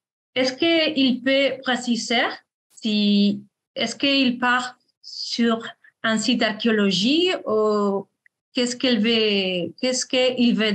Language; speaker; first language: French; non-native, fluent; Spanish